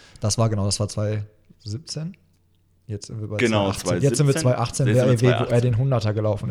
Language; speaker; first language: German; native; German